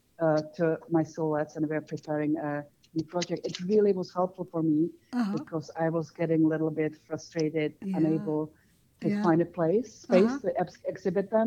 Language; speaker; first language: English; non-native, fluent; Czech